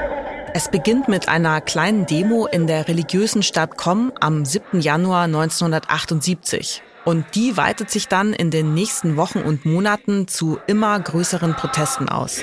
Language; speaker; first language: German; native; German